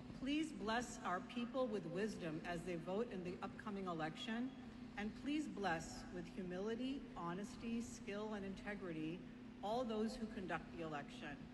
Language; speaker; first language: English; early bilingual, other home language; Punjabi